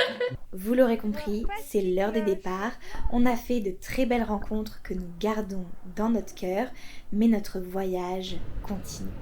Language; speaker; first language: French; native; French